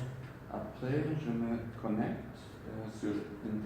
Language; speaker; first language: French; non-native, learner; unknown